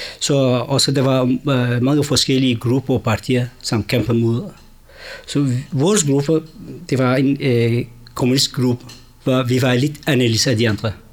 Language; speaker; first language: Danish; non-native, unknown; Kurdish